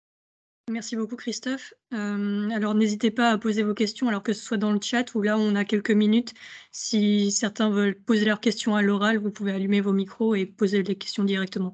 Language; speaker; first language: French; native; French